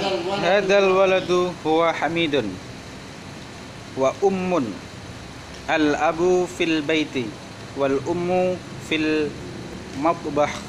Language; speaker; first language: Arabic; non-native, learner; Indonesian